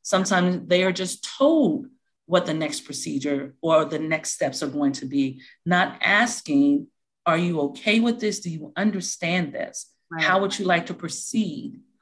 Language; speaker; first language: English; native; English